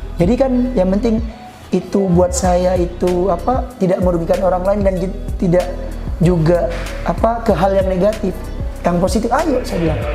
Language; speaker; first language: Indonesian; native; Indonesian